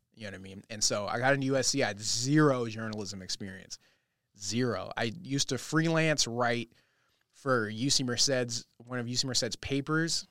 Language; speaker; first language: English; native; English